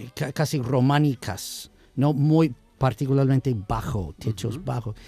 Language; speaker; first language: Spanish; non-native, fluent; English